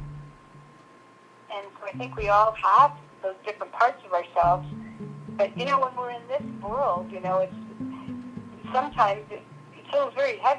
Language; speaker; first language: English; native; English